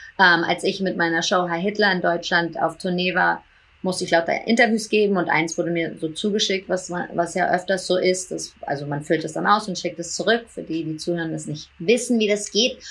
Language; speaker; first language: German; early bilingual, heritage; German